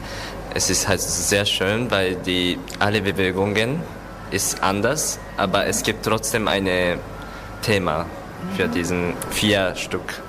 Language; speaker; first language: German; non-native, learner; Japanese